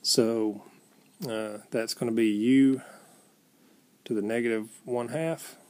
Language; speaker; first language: English; native; English